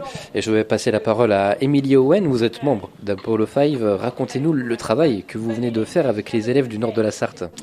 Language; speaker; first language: French; native; French